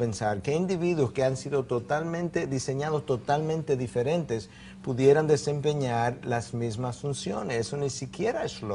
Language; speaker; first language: Spanish; native; Spanish